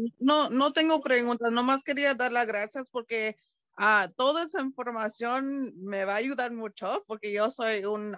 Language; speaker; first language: Spanish; early bilingual, heritage; Spanish